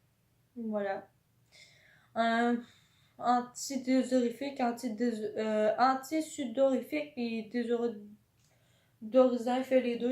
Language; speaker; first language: French; native; French